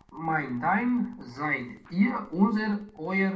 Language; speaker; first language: German; non-native, learner; Romanian